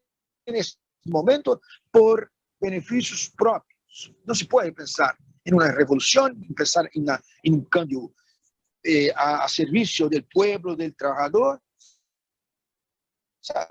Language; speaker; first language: Spanish; non-native, fluent; Portuguese